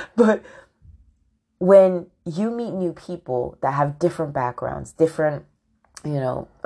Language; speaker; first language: English; native; English